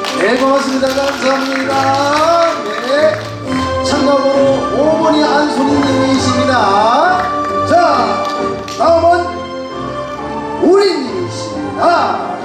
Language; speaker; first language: Korean; native; Korean